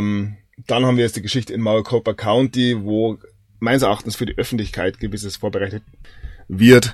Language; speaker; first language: German; native; German